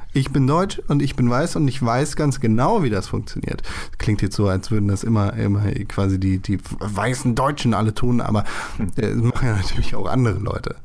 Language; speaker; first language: German; native; German